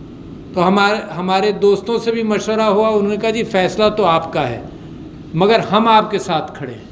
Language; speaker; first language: Urdu; native; Urdu